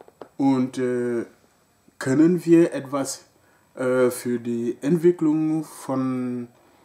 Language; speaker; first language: German; non-native, local second language; French